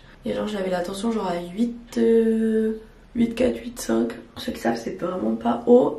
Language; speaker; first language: French; native; French